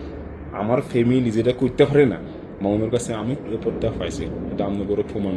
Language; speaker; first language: Bangla; non-native, fluent; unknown